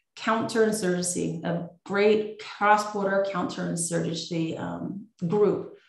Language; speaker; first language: Spanish; non-native, fluent; English